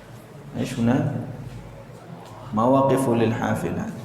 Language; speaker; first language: Arabic; non-native, fluent; Indonesian